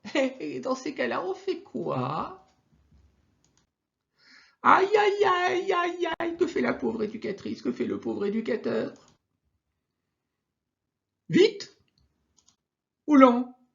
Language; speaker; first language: French; native; French